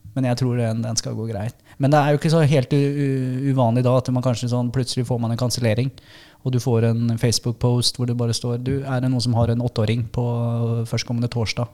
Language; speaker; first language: Norwegian; native; Norwegian